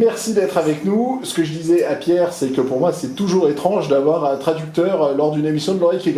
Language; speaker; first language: French; native; French